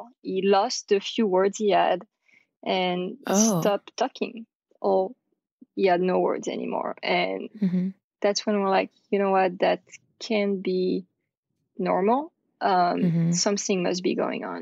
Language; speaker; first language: English; non-native, fluent; French